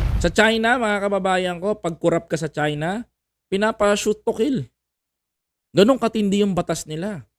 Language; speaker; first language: Filipino; native; Filipino